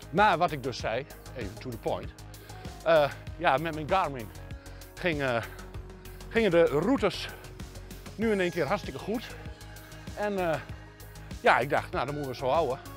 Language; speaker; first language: Dutch; native; Dutch